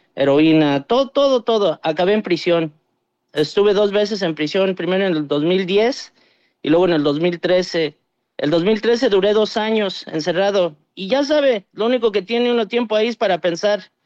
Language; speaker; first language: Spanish; early bilingual, heritage; Spanish